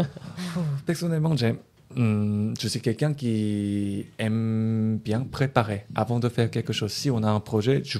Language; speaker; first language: French; non-native, learner; Korean